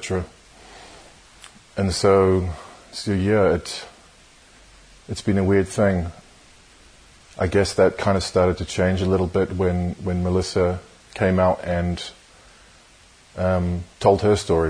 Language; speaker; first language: English; native; English